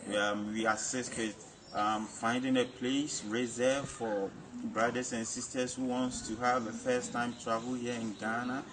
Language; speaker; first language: English; non-native, local second language; Akan